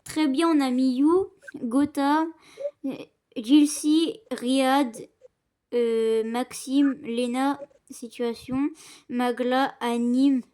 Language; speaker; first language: French; native; French